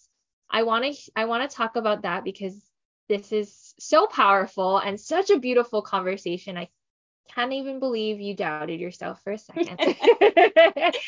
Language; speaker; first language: English; native; English